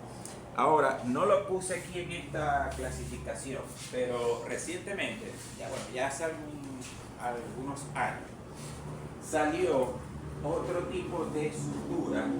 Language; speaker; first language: Spanish; native; Spanish